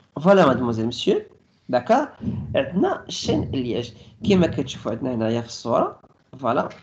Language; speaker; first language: French; non-native, local second language; Arabic